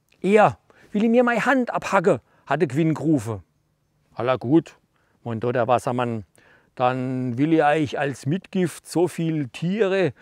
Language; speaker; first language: German; native; German